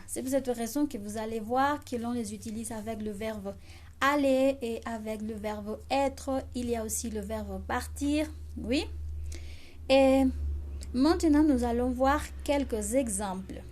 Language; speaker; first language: French; non-native, fluent; Spanish